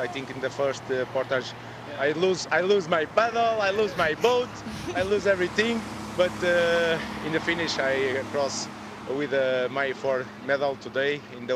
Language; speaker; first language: English; non-native, learner; Spanish